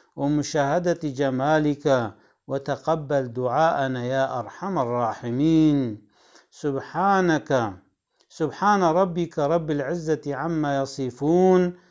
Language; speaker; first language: Arabic; non-native, fluent; Kurdish